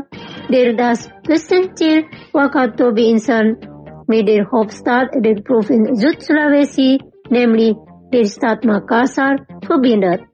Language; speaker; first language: German; non-native, fluent; Indonesian